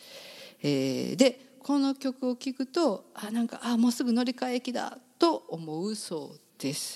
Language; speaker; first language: Japanese; native; Japanese